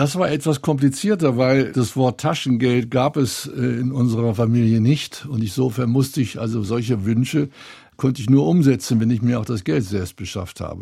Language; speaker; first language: German; native; German